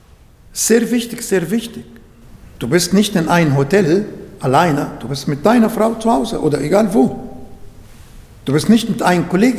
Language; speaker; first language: German; non-native, fluent; Arabic